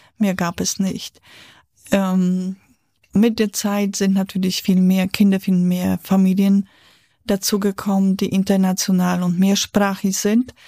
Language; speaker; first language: German; non-native, fluent; Polish